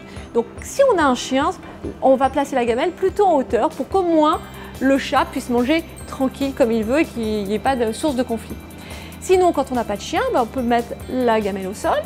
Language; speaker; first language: French; native; French